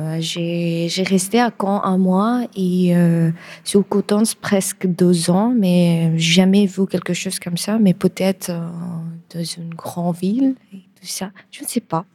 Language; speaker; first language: French; non-native, learner; Bangla